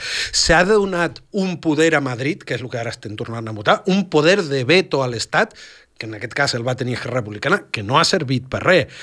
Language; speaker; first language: Catalan; native; Catalan